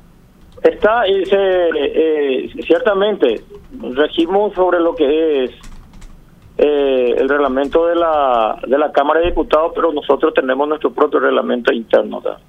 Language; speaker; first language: Spanish; native; Spanish